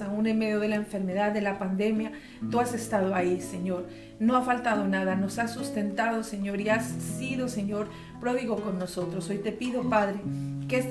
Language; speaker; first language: Spanish; native; Spanish